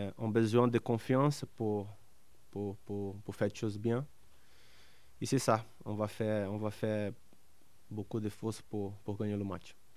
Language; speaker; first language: French; non-native, learner; Portuguese